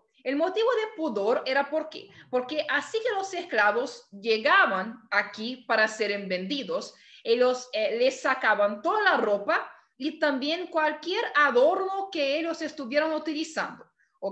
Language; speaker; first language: Spanish; non-native, fluent; Portuguese